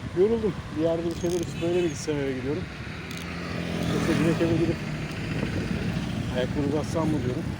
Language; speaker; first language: Turkish; native; Turkish